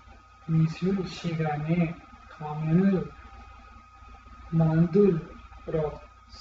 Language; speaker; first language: Korean; non-native, learner; Spanish